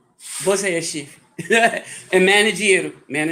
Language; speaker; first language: Portuguese; non-native, learner; English